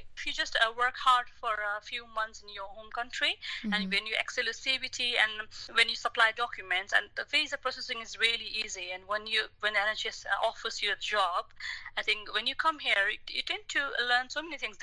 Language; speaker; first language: English; non-native, local second language; Nepali